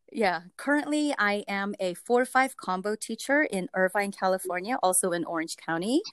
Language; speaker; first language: English; early bilingual, other home language; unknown